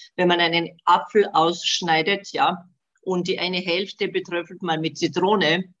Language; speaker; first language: German; non-native, fluent; Bosnian